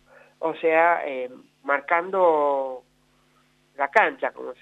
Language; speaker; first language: Spanish; native; Spanish